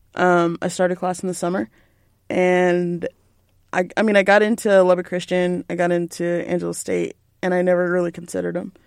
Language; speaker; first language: English; native; English